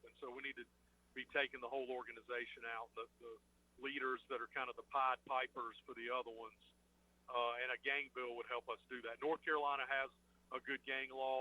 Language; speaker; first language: English; native; English